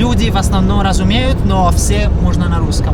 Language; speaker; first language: Russian; non-native, fluent; Italian